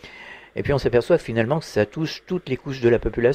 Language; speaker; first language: French; native; French